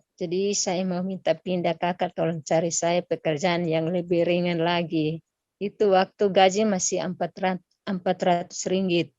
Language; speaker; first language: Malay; non-native, local second language; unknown